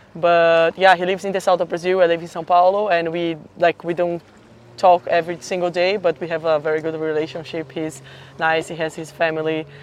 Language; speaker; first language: English; non-native, fluent; Portuguese